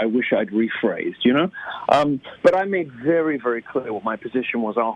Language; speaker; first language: English; native; English